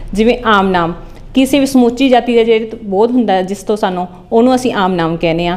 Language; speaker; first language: Hindi; non-native, local second language; Punjabi